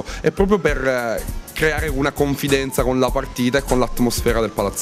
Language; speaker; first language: Italian; native; Italian